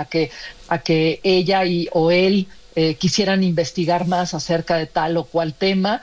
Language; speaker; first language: Spanish; native; Spanish